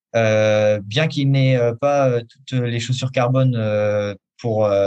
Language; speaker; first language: French; native; French